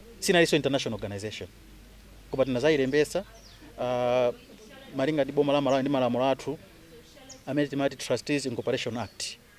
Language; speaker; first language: Nyanja; non-native, local second language; Tumbuka